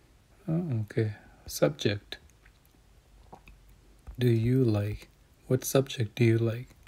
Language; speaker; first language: English; non-native, fluent; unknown